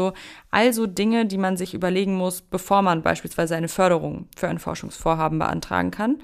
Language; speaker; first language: German; native; German